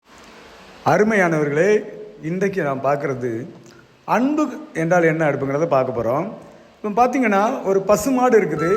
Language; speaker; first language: Tamil; native; Tamil